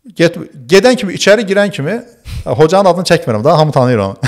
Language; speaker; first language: Azerbaijani; early bilingual, other home language; Turkish